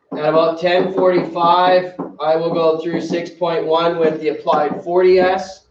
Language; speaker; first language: English; native; English